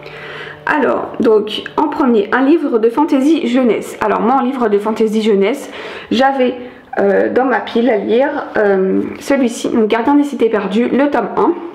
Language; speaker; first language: French; native; French